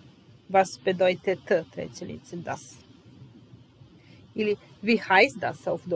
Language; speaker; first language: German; non-native, fluent; Serbian